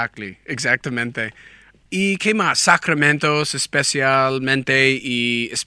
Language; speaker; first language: Spanish; non-native, learner; English